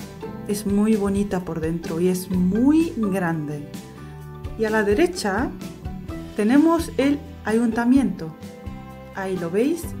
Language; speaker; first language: Spanish; non-native, fluent; Arabic